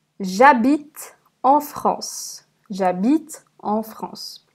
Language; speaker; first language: French; non-native, learner; Portuguese